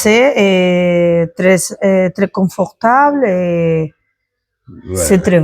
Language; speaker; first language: French; non-native, fluent; Spanish